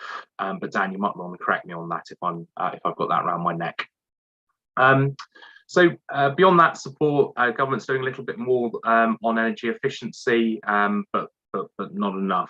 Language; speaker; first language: English; native; English